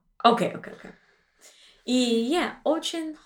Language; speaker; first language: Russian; non-native, learner; English